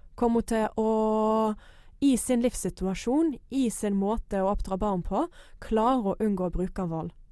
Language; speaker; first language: Norwegian; non-native, fluent; English